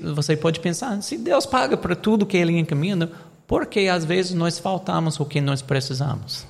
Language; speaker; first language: Portuguese; non-native, fluent; English